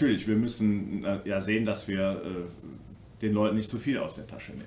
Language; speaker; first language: German; native; German